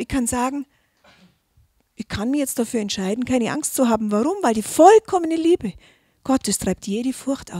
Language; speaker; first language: German; native; German